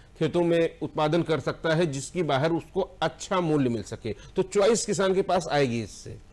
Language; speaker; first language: Hindi; native; Hindi